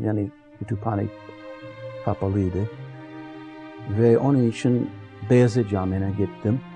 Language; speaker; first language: Turkish; non-native, fluent; English